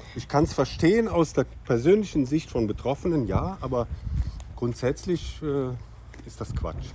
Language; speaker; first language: German; native; German